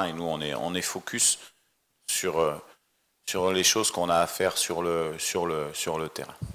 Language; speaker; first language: French; native; French